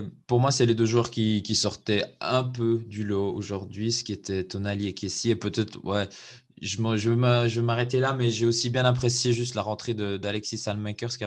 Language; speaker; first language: French; native; French